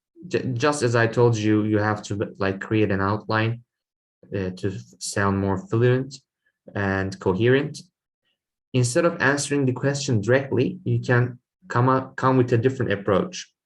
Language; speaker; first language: English; non-native, fluent; Turkish